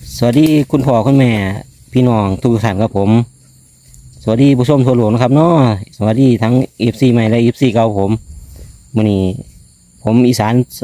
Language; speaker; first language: Thai; native; Thai